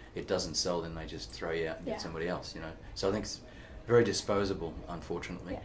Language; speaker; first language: English; native; English